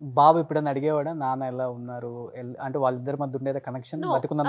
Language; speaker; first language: Telugu; native; Telugu